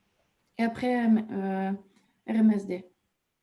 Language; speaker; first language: French; non-native, fluent; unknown